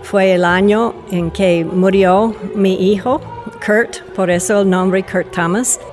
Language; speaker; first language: Spanish; non-native, fluent; English